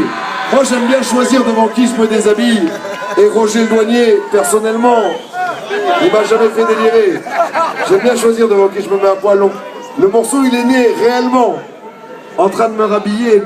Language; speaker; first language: French; native; French